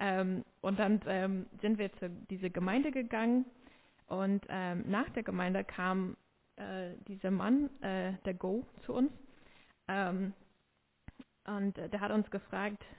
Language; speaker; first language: German; non-native, fluent; English